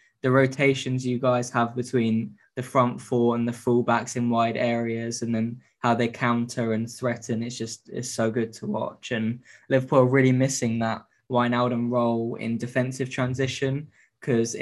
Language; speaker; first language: English; native; English